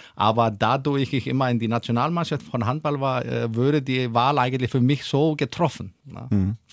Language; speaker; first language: German; non-native, fluent; Icelandic